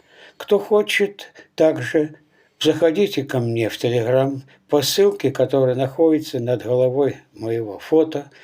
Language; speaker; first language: Russian; native; Russian